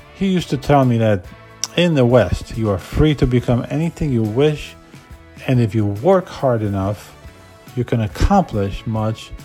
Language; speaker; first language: English; non-native, fluent; Polish